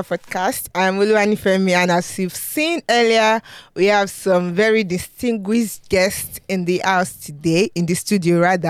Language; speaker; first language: English; non-native, local second language; Yoruba